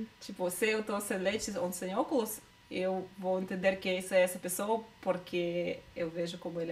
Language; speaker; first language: Portuguese; non-native, learner; Russian